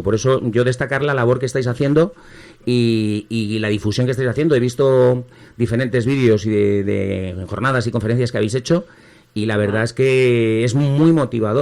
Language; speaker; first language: Spanish; native; Spanish